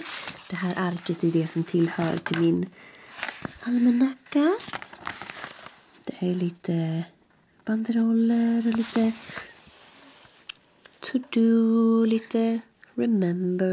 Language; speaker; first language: Swedish; native; Swedish